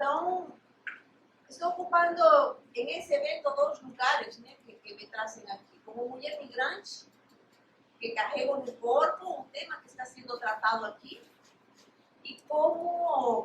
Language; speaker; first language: Portuguese; non-native, fluent; Spanish